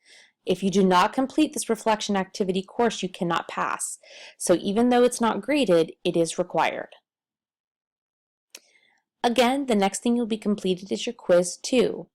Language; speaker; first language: English; native; English